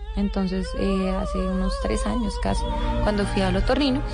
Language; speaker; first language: Spanish; native; Spanish